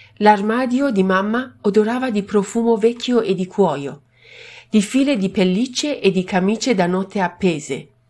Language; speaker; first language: Italian; non-native, fluent; Persian